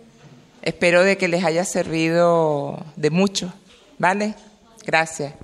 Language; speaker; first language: Spanish; non-native, learner; Italian